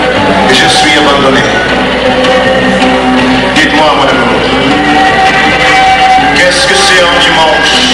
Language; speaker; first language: French; non-native, learner; Portuguese